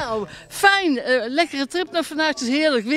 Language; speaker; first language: Dutch; native; Dutch